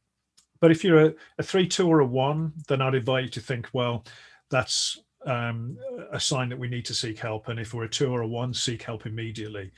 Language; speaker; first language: English; native; English